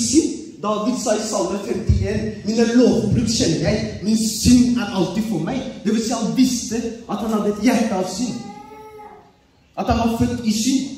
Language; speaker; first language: Norwegian; early bilingual, other home language; Oromo